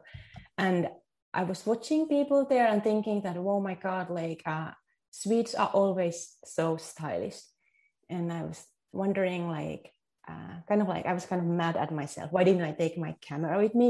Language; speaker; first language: English; non-native, fluent; Finnish